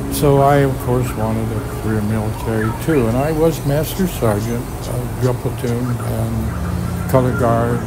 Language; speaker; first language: English; native; English